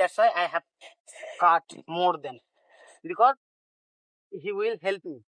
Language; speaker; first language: English; non-native, learner; Bangla